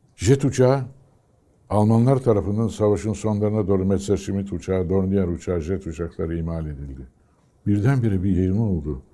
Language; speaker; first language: Turkish; native; Turkish